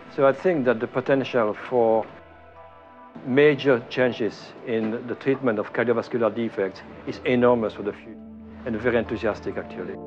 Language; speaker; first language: English; non-native, fluent; French